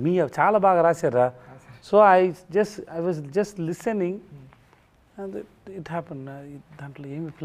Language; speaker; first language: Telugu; non-native, learner; Tamil